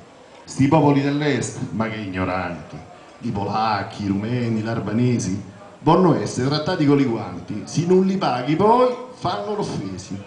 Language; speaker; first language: Italian; native; Italian